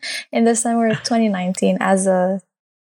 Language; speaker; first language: English; non-native, fluent; French